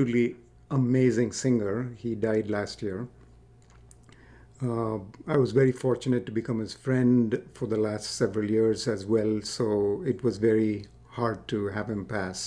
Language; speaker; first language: English; non-native, local second language; Tamil